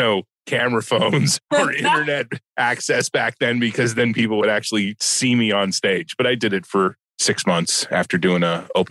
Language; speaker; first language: English; native; English